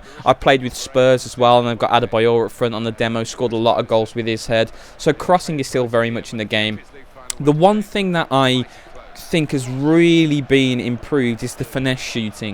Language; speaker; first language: English; native; English